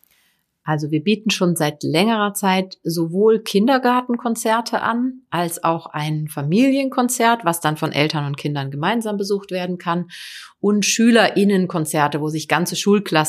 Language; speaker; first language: German; native; German